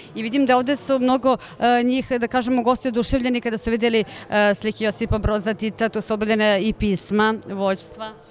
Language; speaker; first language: Serbian; native; Serbian